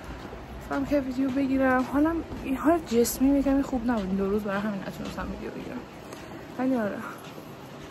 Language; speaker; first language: Persian; native; Persian